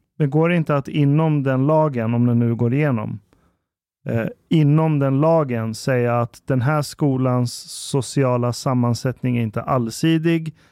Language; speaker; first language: Swedish; early bilingual, other home language; Persian